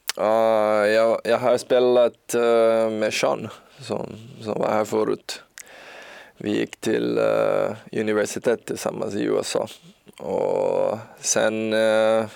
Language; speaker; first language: Swedish; non-native, learner; Portuguese